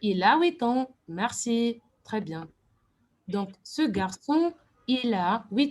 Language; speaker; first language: French; non-native, fluent; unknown